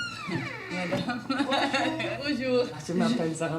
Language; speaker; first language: French; non-native, learner; German